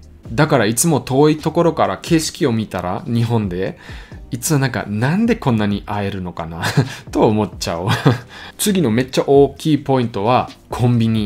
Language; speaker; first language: Japanese; non-native, learner; German